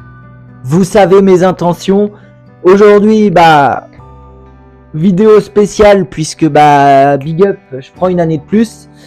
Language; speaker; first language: French; native; French